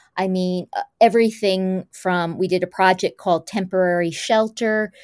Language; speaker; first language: English; native; English